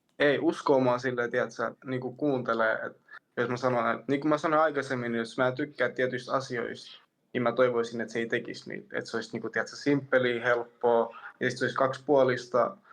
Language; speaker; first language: Finnish; early bilingual, other home language; Kurdish